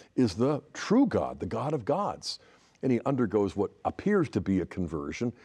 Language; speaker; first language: English; native; English